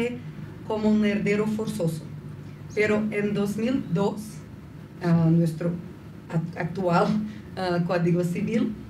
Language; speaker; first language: Spanish; non-native, fluent; Portuguese